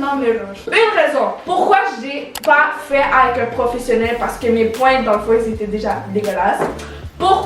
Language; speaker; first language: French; early bilingual, other home language; Spanish